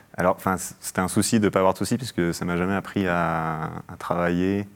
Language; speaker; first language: French; native; French